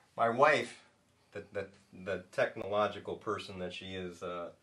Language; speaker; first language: English; native; English